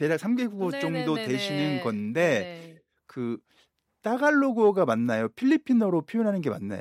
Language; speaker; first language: Korean; native; Korean